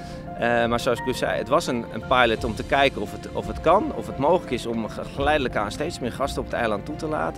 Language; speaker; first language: Dutch; native; Dutch